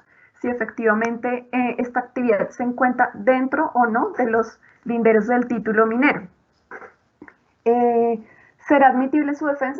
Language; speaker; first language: Spanish; native; Spanish